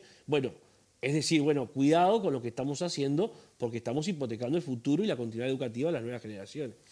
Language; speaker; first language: Spanish; native; Spanish